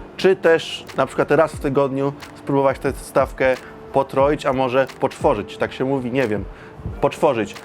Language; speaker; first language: Polish; native; Polish